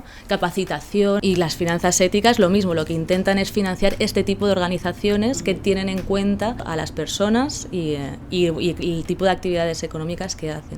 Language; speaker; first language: Spanish; native; Spanish